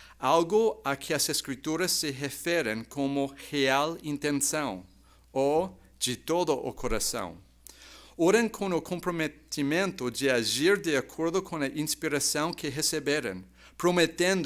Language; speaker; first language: Portuguese; non-native, fluent; English